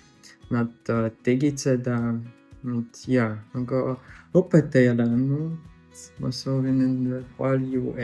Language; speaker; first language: Estonian; non-native, local second language; Russian